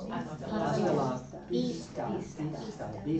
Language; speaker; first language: Spanish; non-native, fluent; English